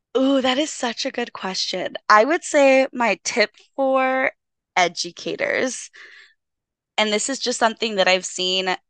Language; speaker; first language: English; native; English